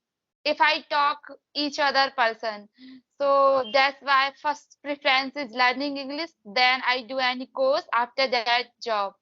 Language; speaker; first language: English; non-native, learner; Hindi